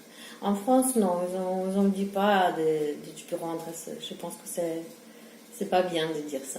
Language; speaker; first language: French; non-native, learner; Ukrainian